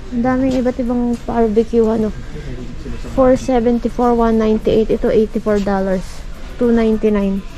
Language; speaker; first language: Filipino; native; Filipino